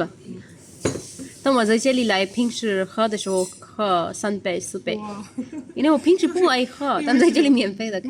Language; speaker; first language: Chinese; non-native, learner; Urdu